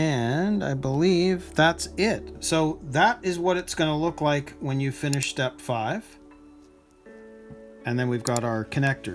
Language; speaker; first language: English; native; English